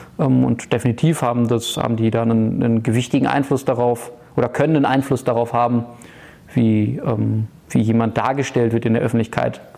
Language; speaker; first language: German; native; German